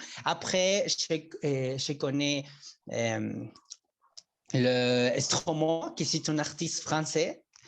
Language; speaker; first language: French; non-native, learner; Spanish